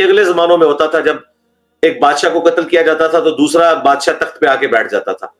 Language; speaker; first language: Urdu; non-native, local second language; Punjabi